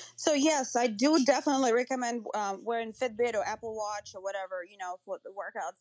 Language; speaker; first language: English; non-native, fluent; Russian